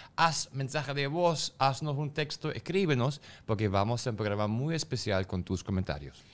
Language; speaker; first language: Spanish; non-native, fluent; German